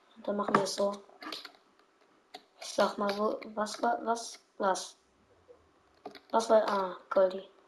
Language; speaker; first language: German; native; German